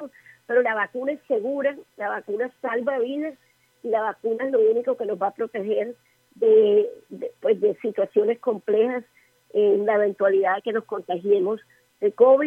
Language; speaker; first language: Spanish; native; Spanish